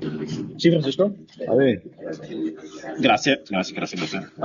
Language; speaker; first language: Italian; native; Italian